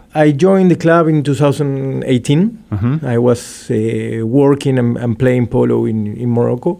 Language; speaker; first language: English; non-native, fluent; Spanish